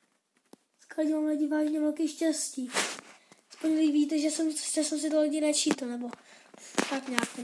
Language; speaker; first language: Czech; non-native, learner; Slovak